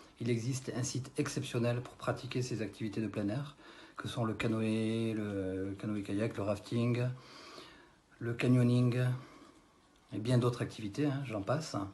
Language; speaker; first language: French; early bilingual, other home language; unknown